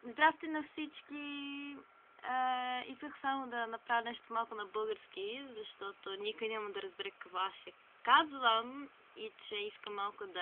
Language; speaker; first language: Bulgarian; early bilingual, heritage; Bulgarian